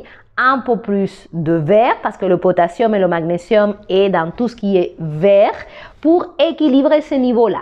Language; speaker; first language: French; non-native, fluent; Spanish